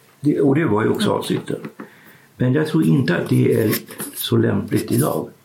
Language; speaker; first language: Swedish; native; Swedish